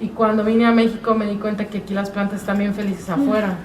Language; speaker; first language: Spanish; native; Spanish